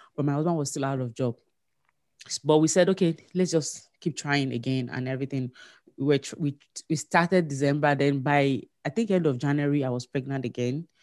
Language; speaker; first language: English; non-native, local second language; Yoruba